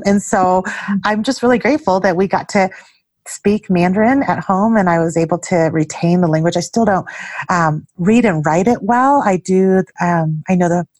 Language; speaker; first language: English; early bilingual, other home language; Chinese